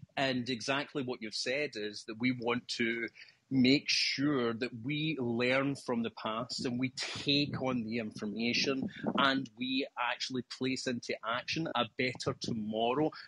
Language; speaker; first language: English; native; English